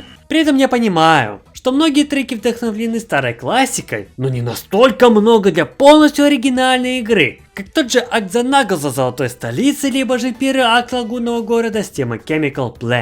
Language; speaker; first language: Russian; native; Russian